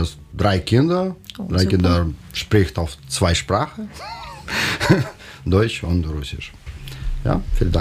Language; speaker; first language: German; non-native, learner; Russian